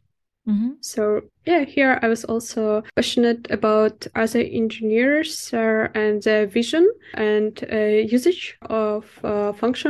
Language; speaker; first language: English; non-native, fluent; Russian